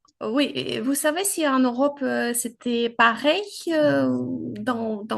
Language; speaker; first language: French; non-native, fluent; Ukrainian